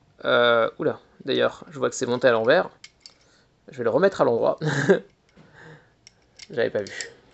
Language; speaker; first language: French; native; French